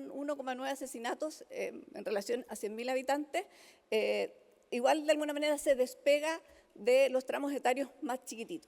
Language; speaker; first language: Spanish; native; Spanish